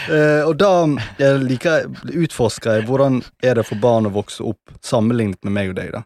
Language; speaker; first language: Norwegian; native; Norwegian